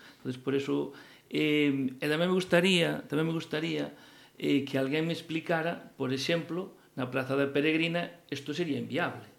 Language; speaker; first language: Galician; native; Galician